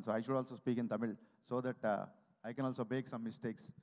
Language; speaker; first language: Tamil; non-native, learner; Telugu